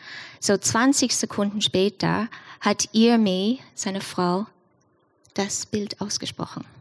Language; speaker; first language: German; non-native, fluent; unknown